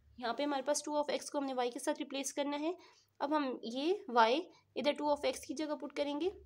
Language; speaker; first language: Urdu; non-native, local second language; Punjabi